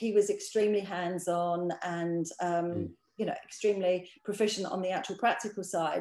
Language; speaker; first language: English; native; English